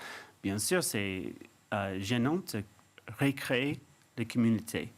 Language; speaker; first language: French; non-native, fluent; English